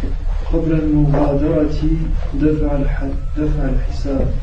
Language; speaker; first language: Arabic; non-native, learner; French